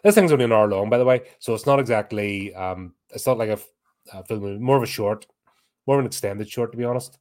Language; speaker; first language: English; native; English